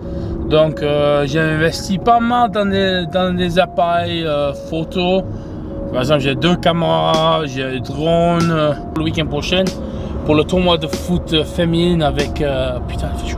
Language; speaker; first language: French; non-native, fluent; English